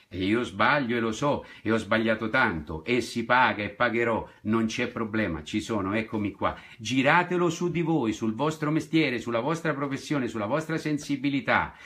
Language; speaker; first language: Italian; native; Italian